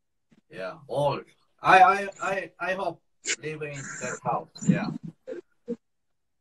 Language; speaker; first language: English; non-native, learner; Korean